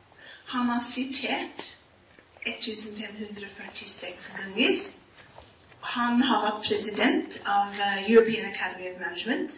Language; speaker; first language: Norwegian; non-native, fluent; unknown